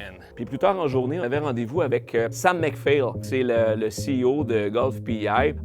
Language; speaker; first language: French; native; French